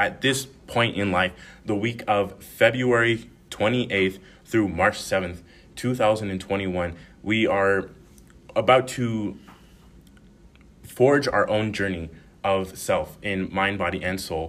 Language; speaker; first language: English; native; English